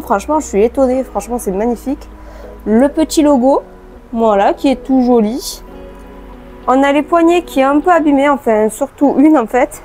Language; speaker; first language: French; native; French